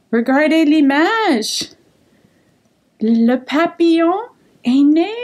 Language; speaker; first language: French; non-native, fluent; English